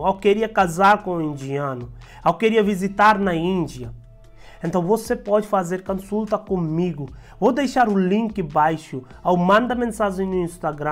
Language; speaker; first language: Portuguese; non-native, learner; Hindi